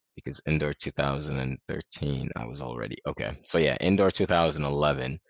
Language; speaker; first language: English; early bilingual, other home language; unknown